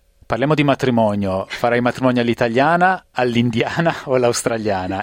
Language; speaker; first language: Italian; native; Italian